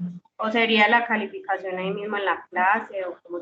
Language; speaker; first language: Spanish; native; Spanish